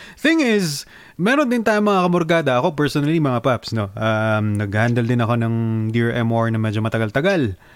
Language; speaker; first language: Filipino; native; Filipino